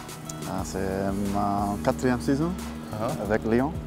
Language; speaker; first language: French; non-native, learner; English